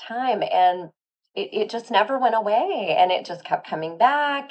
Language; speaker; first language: English; native; English